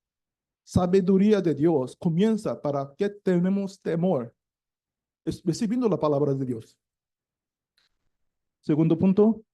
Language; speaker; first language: Spanish; non-native, learner; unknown